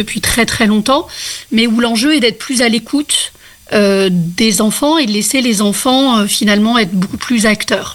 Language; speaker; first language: French; native; French